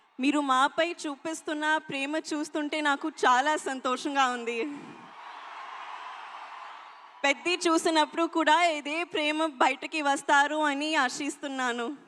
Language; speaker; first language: Telugu; non-native, learner; Hindi